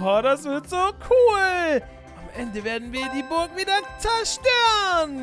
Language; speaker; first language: German; native; German